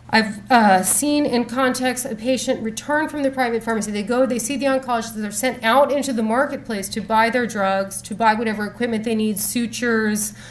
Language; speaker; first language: English; native; English